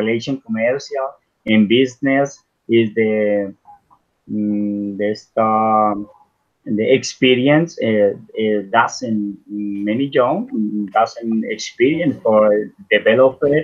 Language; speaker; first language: English; non-native, learner; Spanish